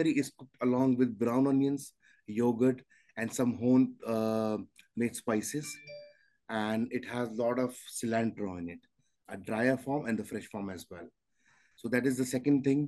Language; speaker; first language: English; non-native, local second language; Punjabi